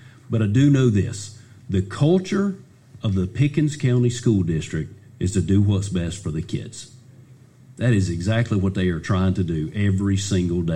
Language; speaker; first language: English; native; English